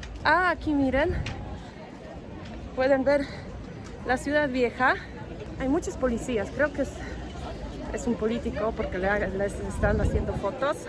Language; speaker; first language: Spanish; non-native, fluent; Polish